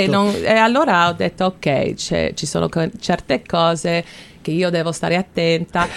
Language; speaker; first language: Italian; early bilingual, heritage; Italian